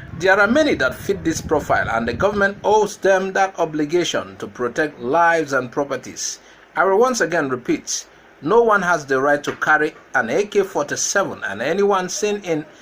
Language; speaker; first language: Nigerian Pidgin; non-native, local second language; Igbo